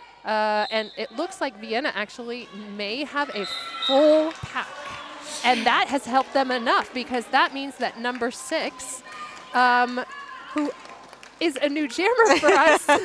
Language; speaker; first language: English; native; English